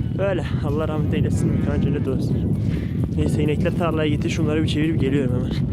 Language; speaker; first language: Turkish; non-native, local second language; Kurdish